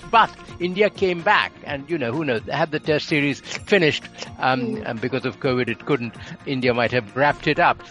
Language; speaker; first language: English; non-native, local second language; Bangla